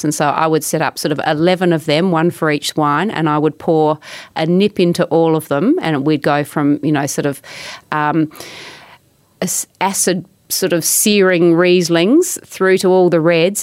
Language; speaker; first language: English; native; English